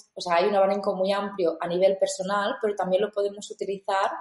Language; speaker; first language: Spanish; native; Spanish